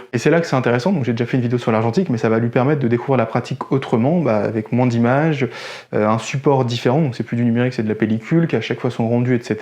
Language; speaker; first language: French; native; French